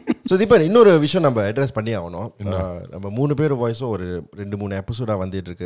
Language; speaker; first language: English; non-native, local second language; Tamil